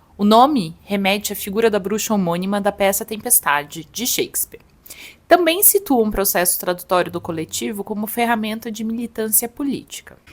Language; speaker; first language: Portuguese; native; Portuguese